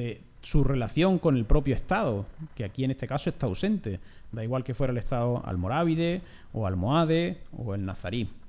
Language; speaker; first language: Spanish; native; Spanish